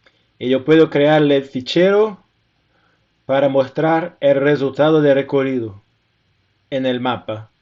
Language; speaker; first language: Spanish; non-native, fluent; Portuguese